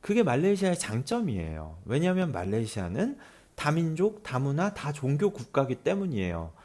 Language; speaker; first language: Korean; native; Korean